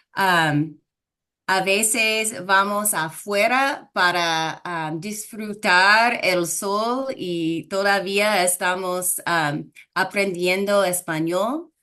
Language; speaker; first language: Spanish; non-native, fluent; English